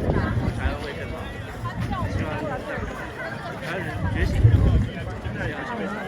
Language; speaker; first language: Chinese; native; Chinese